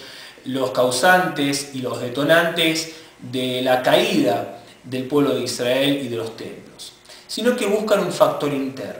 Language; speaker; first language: Spanish; native; Spanish